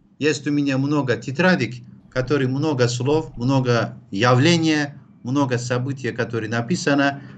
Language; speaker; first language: Russian; non-native, fluent; Turkish